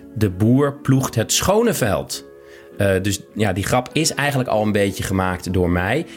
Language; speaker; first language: Dutch; native; Dutch